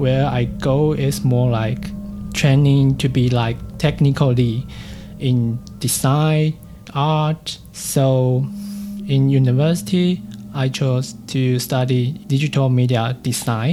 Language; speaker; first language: English; non-native, fluent; Chinese